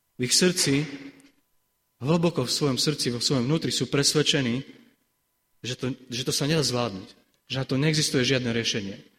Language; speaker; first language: Slovak; native; Slovak